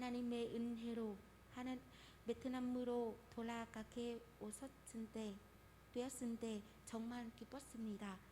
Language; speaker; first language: Korean; non-native, fluent; Vietnamese